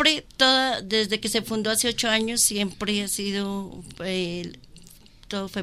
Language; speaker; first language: Spanish; native; Spanish